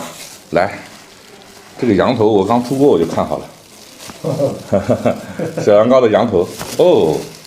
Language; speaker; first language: Chinese; native; Chinese